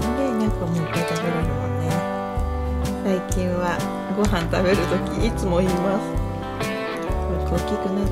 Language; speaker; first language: Japanese; native; Japanese